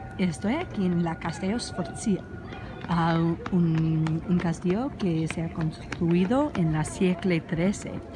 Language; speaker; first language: Spanish; non-native, learner; English